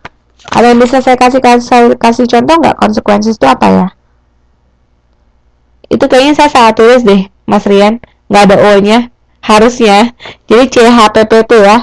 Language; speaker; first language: Indonesian; native; Indonesian